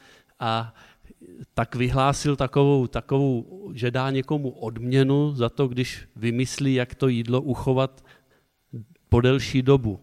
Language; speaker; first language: Czech; native; Czech